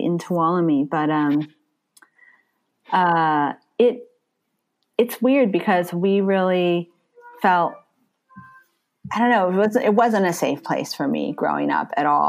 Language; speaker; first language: English; native; English